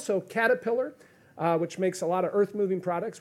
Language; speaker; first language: English; native; English